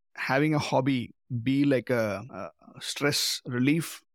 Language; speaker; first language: English; non-native, local second language; Tamil